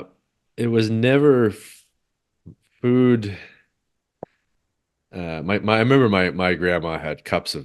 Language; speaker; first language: English; native; English